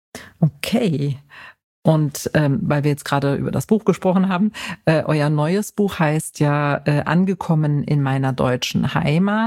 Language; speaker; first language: German; native; German